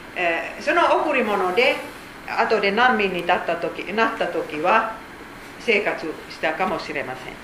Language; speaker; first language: Japanese; non-native, fluent; Finnish